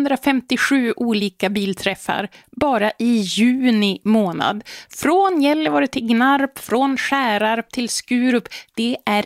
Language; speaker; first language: Swedish; native; Swedish